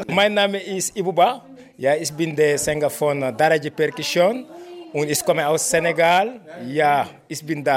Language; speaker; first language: German; non-native, learner; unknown